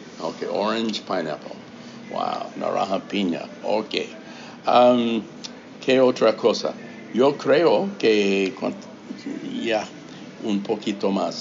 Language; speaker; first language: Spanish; non-native, fluent; English